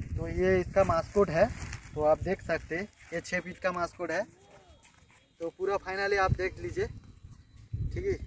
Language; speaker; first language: Hindi; non-native, local second language; Bangla